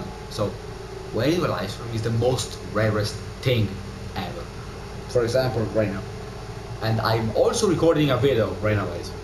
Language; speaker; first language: English; non-native, learner; Italian